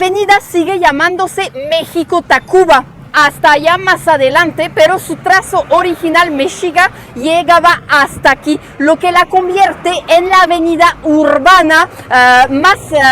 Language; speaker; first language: Spanish; native; Spanish